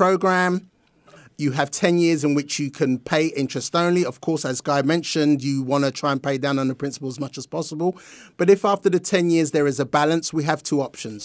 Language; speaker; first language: English; native; English